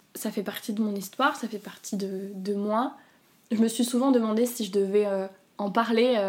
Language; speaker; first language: French; native; French